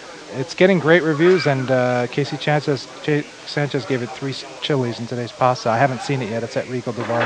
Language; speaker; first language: English; native; English